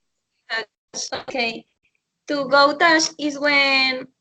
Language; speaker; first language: English; non-native, learner; Spanish